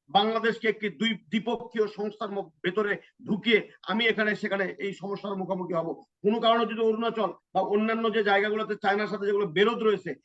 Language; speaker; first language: Bangla; native; Bangla